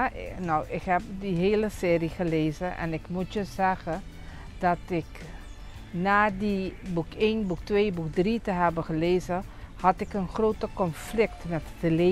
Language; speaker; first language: Dutch; non-native, local second language; Papiamento